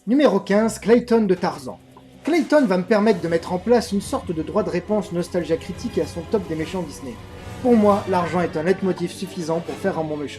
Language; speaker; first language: French; native; French